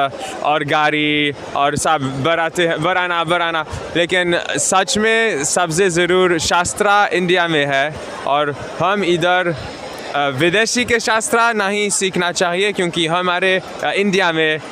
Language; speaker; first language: Hindi; non-native, learner; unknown